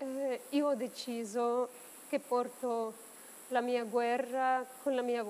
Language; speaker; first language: Italian; non-native, fluent; Ukrainian